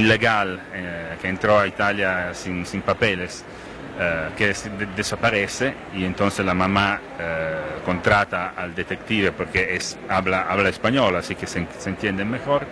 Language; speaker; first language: Spanish; non-native, fluent; Italian